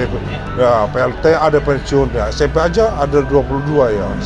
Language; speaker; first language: Indonesian; native; Indonesian